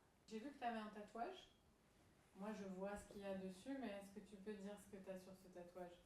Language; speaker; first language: French; native; French